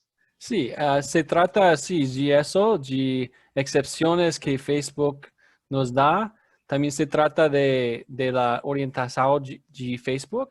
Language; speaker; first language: Spanish; non-native, fluent; English